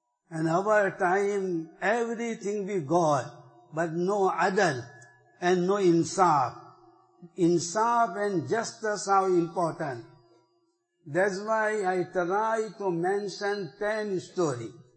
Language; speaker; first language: English; non-native, learner; Urdu